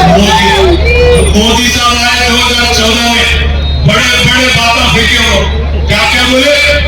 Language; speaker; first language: Urdu; non-native, local second language; Telugu